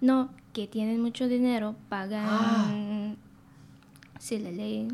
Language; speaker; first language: Spanish; non-native, learner; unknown